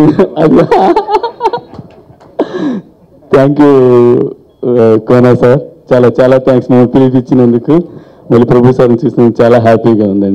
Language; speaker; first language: Telugu; native; Telugu